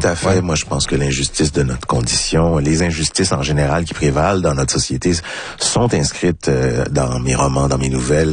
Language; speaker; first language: French; native; French